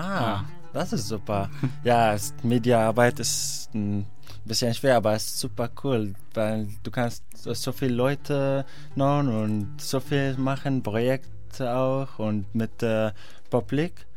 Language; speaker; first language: German; non-native, learner; Arabic